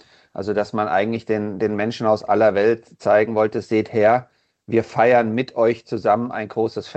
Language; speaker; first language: German; native; German